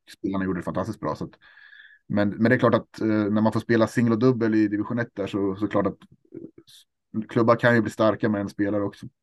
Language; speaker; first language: Swedish; native; Swedish